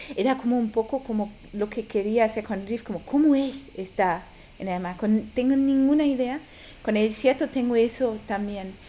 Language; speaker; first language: Spanish; non-native, fluent; German